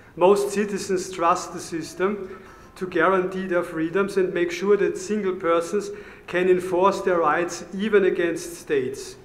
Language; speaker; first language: English; non-native, fluent; German